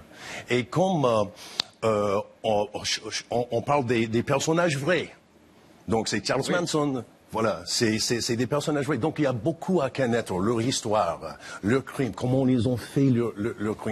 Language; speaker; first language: French; non-native, fluent; English